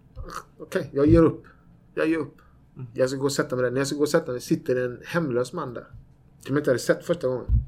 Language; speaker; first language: Swedish; native; Swedish